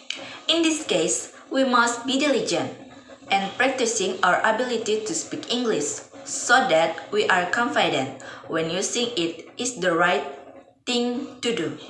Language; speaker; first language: English; non-native, learner; Indonesian